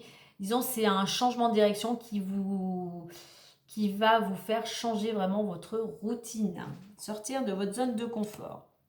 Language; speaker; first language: French; native; French